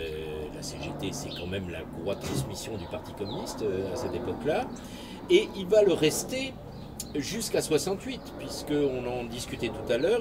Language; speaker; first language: French; native; French